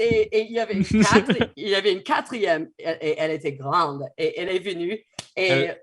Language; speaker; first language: French; non-native, fluent; English